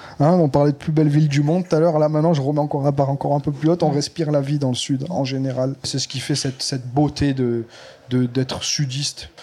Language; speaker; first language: French; native; French